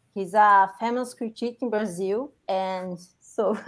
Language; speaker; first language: English; non-native, fluent; Portuguese